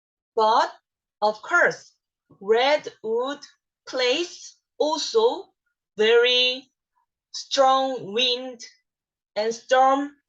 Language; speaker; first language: English; non-native, learner; Korean